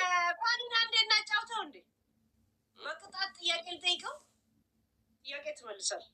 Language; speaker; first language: Amharic; native; Amharic